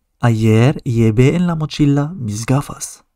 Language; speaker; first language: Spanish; non-native, fluent; Arabic